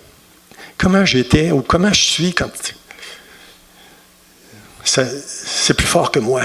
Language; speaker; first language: French; native; French